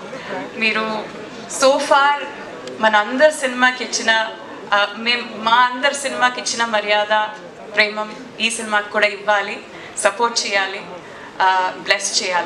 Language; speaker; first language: Telugu; non-native, local second language; Malayalam